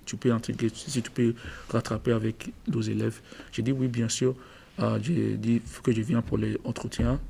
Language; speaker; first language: French; non-native, learner; English